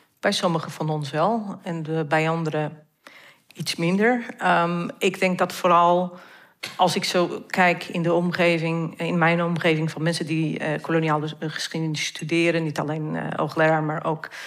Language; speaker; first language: Dutch; non-native, fluent; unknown